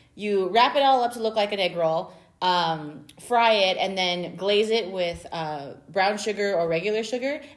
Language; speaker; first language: English; native; English